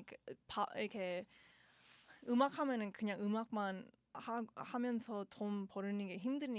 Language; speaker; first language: Korean; early bilingual, heritage; Korean